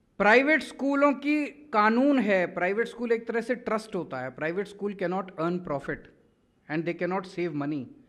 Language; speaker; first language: Hindi; native; Hindi